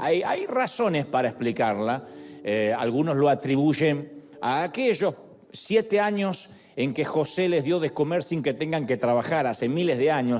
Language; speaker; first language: Spanish; native; Spanish